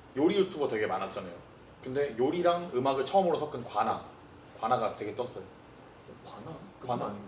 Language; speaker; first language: Korean; early bilingual, heritage; Korean